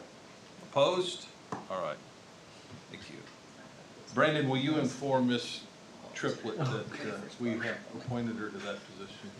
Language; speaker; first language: English; native; English